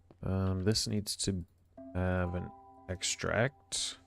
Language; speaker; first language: English; native; English